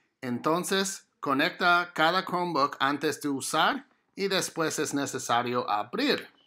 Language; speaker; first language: Spanish; non-native, fluent; English